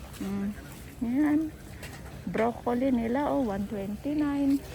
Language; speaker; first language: Filipino; native; Filipino